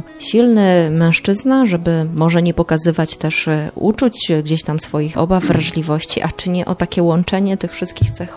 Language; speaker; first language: Polish; native; Polish